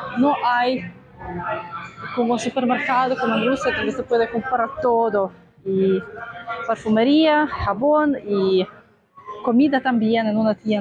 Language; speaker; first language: Spanish; non-native, fluent; Russian